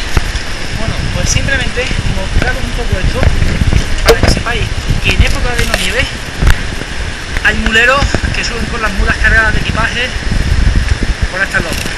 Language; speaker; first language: Spanish; native; Spanish